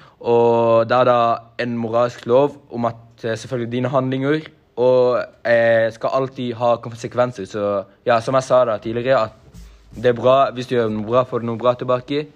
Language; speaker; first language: Norwegian; native; Norwegian